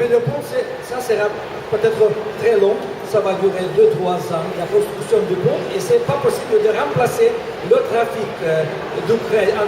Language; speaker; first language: French; non-native, fluent; Russian